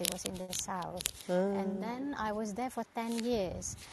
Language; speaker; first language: English; non-native, local second language; Malay